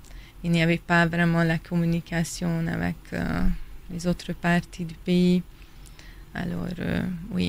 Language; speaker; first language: French; non-native, fluent; Hungarian